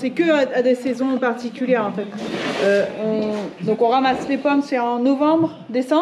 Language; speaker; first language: French; native; French